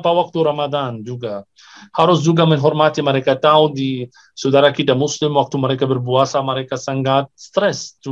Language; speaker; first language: Indonesian; non-native, fluent; Arabic